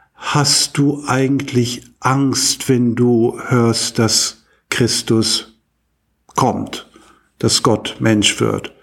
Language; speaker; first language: German; native; German